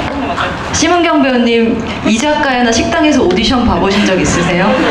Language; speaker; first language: Korean; native; Korean